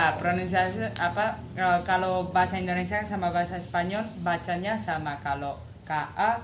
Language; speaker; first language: Indonesian; non-native, fluent; Spanish